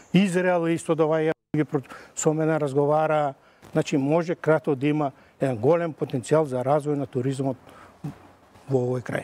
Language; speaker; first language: Macedonian; native; Macedonian